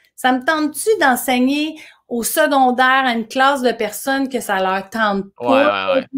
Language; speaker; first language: French; native; French